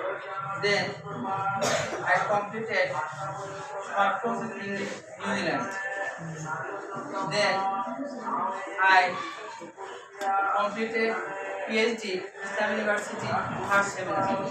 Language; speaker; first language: English; non-native, local second language; Bangla